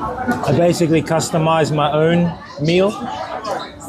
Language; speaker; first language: English; native; English